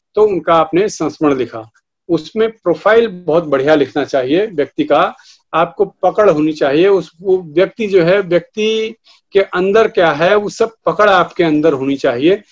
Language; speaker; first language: Hindi; native; Hindi